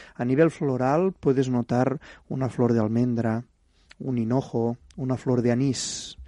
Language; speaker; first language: Spanish; native; Spanish